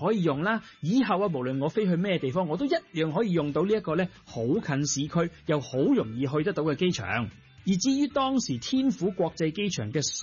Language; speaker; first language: Cantonese; native; Cantonese